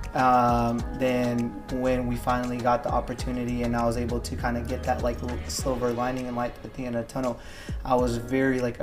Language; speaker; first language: English; native; English